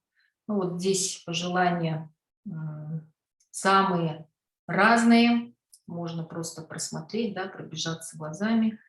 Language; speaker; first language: Russian; native; Russian